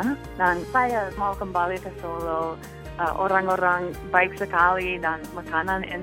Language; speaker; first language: Indonesian; non-native, fluent; English